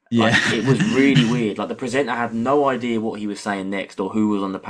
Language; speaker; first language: English; native; English